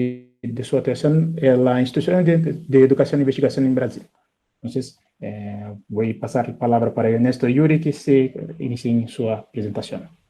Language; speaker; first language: Spanish; non-native, fluent; Portuguese